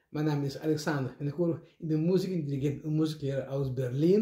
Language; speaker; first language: German; non-native, learner; Russian